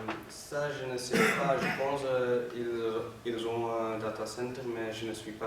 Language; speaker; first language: French; non-native, learner; Dutch